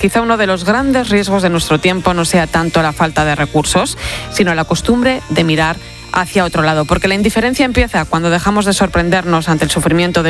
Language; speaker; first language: Spanish; native; Spanish